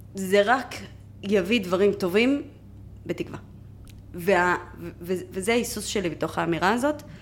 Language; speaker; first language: Hebrew; non-native, fluent; Spanish